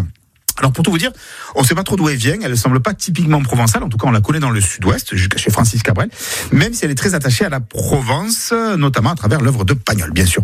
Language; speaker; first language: French; native; French